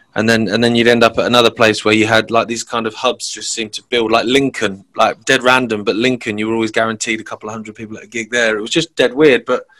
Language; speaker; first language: English; native; English